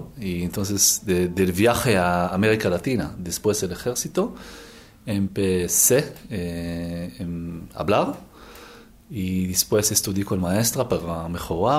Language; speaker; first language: Spanish; non-native, learner; Hebrew